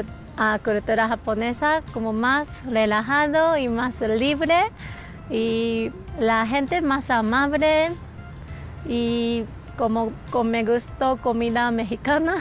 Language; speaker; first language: Spanish; non-native, learner; Japanese